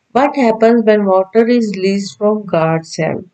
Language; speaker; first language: English; non-native, local second language; Punjabi